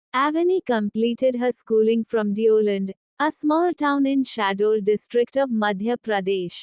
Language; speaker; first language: English; non-native, local second language; Hindi